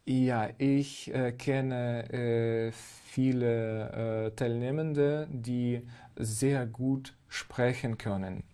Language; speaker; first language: German; non-native, fluent; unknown